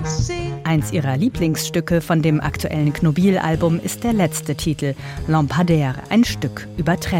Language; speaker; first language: German; native; German